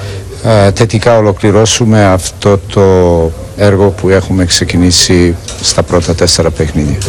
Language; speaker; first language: Greek; non-native, fluent; Serbian